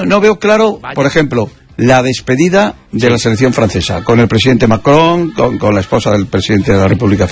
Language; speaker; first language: Spanish; native; Spanish